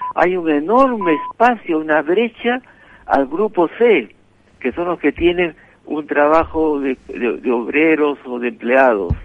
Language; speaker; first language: Spanish; native; Spanish